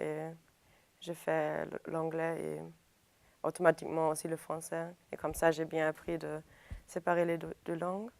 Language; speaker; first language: French; non-native, fluent; German